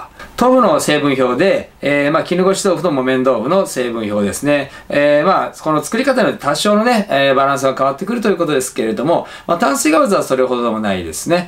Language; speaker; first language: Japanese; native; Japanese